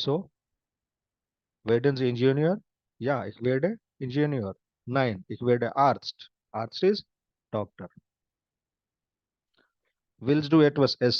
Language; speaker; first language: German; non-native, fluent; Hindi